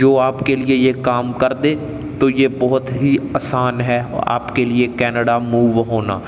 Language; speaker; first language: Hindi; non-native, local second language; Punjabi